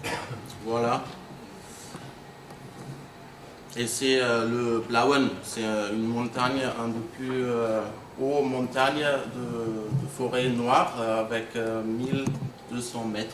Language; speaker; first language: French; non-native, fluent; German